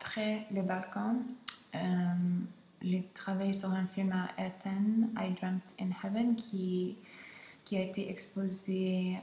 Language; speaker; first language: French; non-native, local second language; English